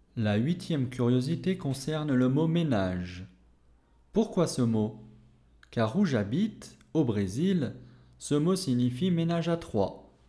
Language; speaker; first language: French; native; French